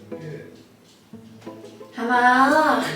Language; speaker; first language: Korean; non-native, learner; Thai